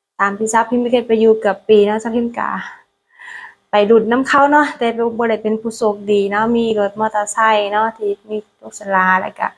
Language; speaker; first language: Thai; non-native, learner; Lao